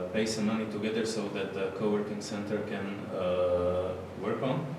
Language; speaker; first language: English; non-native, fluent; Slovak